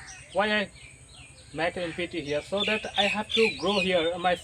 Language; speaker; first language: English; non-native, learner; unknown